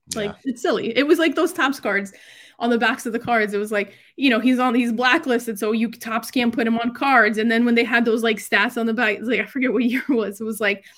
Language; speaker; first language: English; native; English